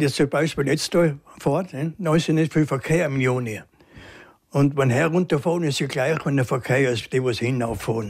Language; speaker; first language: German; native; German